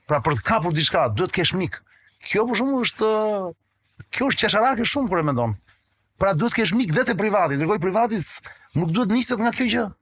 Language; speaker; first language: Albanian; non-native, local second language; Greek